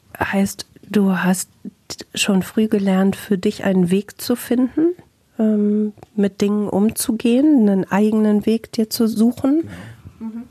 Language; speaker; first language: German; native; German